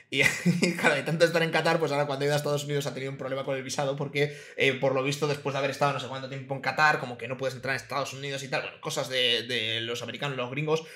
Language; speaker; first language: Spanish; native; Spanish